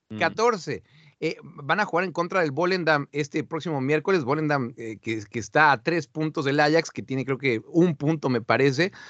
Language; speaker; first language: Spanish; native; Spanish